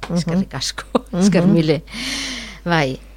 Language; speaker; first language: Basque; non-native, learner; Galician